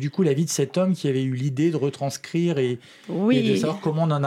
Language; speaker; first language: French; native; French